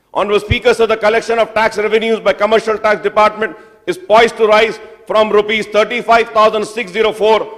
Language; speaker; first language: English; non-native, local second language; Urdu